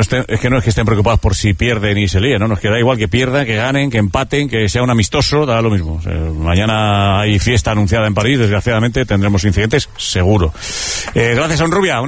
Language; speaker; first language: Spanish; native; Spanish